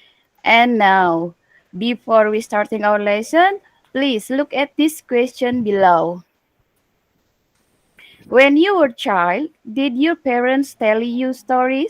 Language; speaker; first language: English; non-native, learner; Indonesian